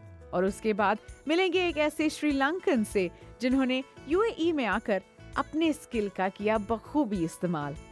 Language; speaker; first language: Hindi; native; Hindi